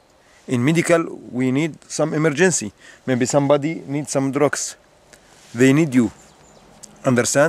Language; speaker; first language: English; non-native, learner; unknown